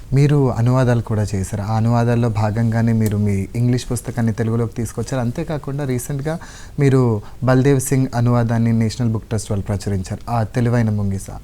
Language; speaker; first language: Telugu; native; Telugu